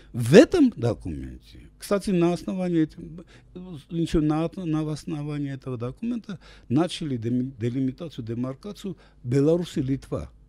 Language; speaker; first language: Russian; non-native, local second language; Armenian